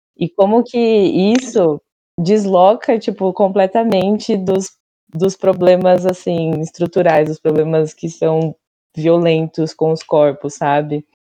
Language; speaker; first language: Portuguese; native; Portuguese